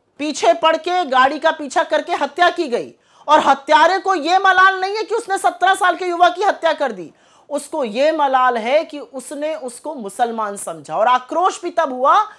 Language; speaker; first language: Hindi; native; Hindi